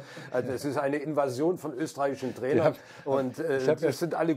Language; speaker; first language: German; native; German